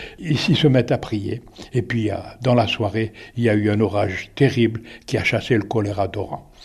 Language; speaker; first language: French; native; French